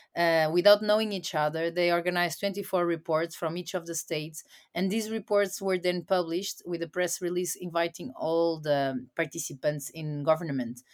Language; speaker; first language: English; non-native, fluent; Portuguese